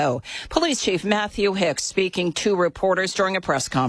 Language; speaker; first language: English; native; English